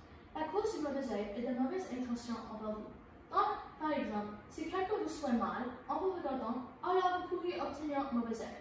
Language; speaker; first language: French; non-native, learner; English